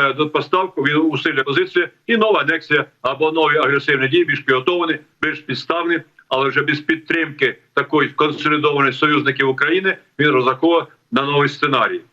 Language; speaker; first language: Ukrainian; native; Ukrainian